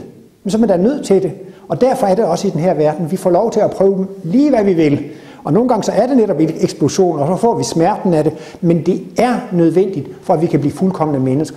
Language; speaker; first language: Danish; native; Danish